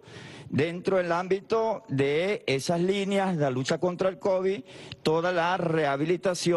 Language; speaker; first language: Spanish; native; Spanish